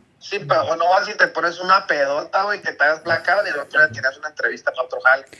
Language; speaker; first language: Spanish; early bilingual, heritage; Spanish